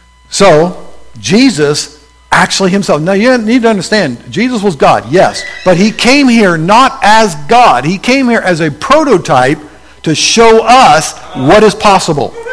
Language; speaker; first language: English; native; English